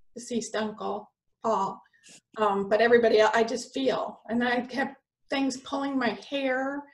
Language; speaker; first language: English; native; English